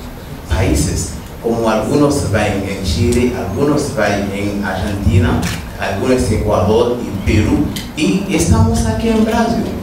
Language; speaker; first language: Portuguese; non-native, learner; Haitian Creole